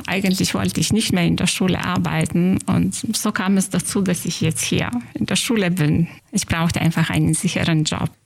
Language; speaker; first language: German; non-native, fluent; Lithuanian